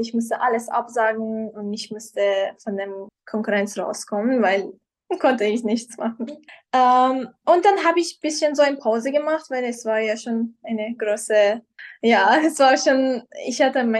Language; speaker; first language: German; non-native, fluent; Persian